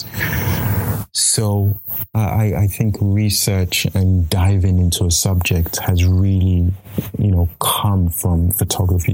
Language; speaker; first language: English; non-native, local second language; Yoruba